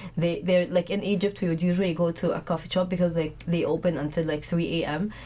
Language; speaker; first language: English; non-native, fluent; Arabic